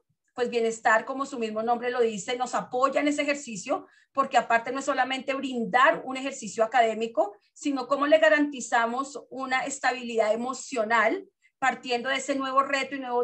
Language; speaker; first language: Spanish; native; Spanish